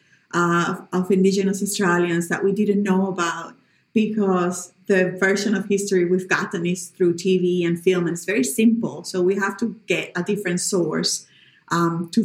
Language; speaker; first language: English; non-native, fluent; Spanish